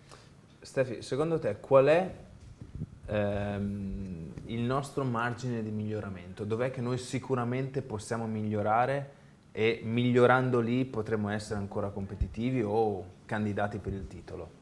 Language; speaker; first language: Italian; native; Italian